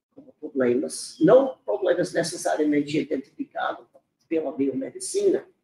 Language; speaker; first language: Portuguese; non-native, fluent; English